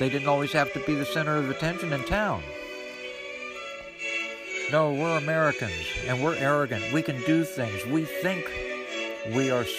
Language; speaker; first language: English; native; English